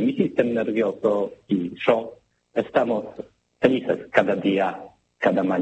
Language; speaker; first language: Spanish; non-native, learner; Polish